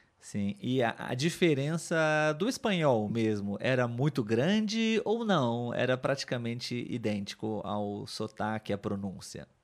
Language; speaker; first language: Portuguese; native; Portuguese